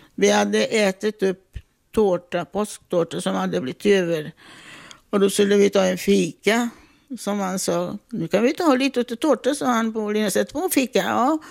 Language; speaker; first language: Swedish; non-native, fluent; Italian